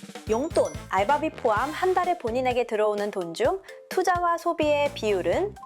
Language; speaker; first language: Korean; native; Korean